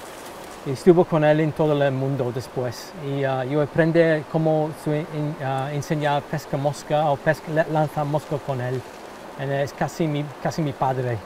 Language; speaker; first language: Spanish; non-native, learner; English